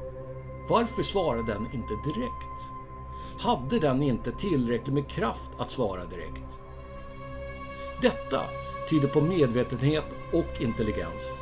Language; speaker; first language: Swedish; native; Swedish